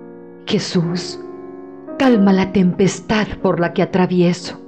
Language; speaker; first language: Spanish; native; Spanish